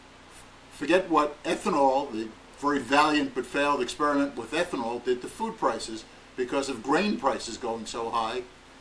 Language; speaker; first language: English; native; English